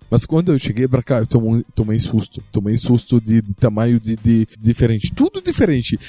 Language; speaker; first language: Portuguese; non-native, learner; Arabic